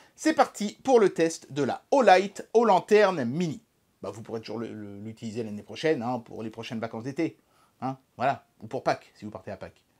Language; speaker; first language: French; native; French